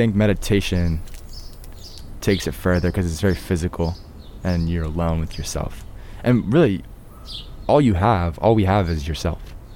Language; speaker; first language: English; native; English